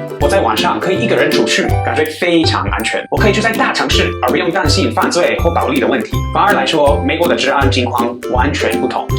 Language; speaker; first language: Chinese; non-native, fluent; English